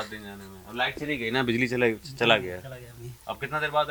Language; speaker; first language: Hindi; native; Hindi